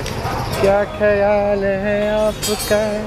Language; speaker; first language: Hindi; native; Hindi